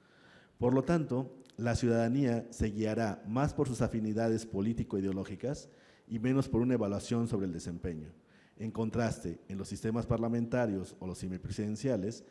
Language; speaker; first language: Spanish; native; Spanish